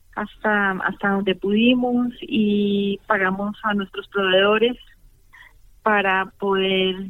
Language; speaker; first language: Spanish; native; Spanish